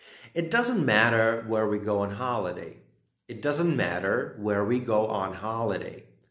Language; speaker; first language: English; non-native, fluent; Slovak